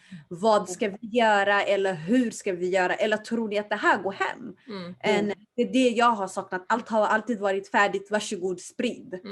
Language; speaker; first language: Swedish; early bilingual, other home language; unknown